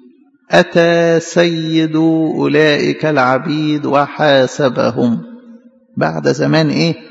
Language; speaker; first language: Arabic; native; Arabic